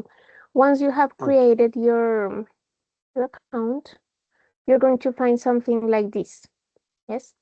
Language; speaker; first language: English; non-native, fluent; Spanish